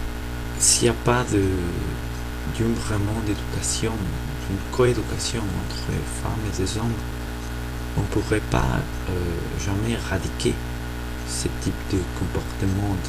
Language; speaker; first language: French; non-native, fluent; Spanish